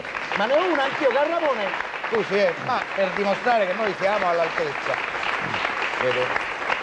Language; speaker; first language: Italian; native; Italian